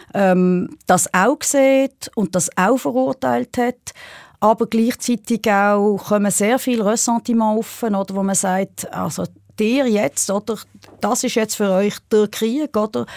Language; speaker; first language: German; native; German